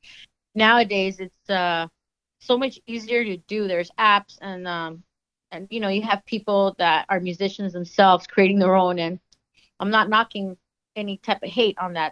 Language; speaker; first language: English; native; English